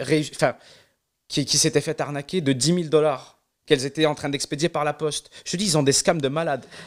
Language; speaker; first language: French; non-native, local second language; Arabic